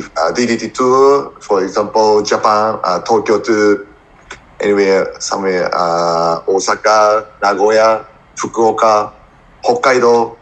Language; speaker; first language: English; non-native, learner; Japanese